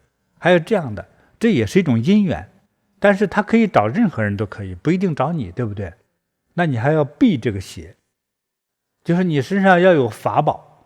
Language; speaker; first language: Chinese; native; Chinese